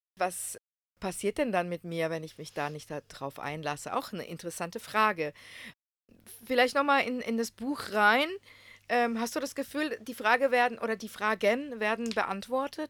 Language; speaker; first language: German; non-native, fluent; Croatian